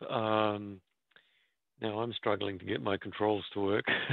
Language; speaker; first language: English; native; English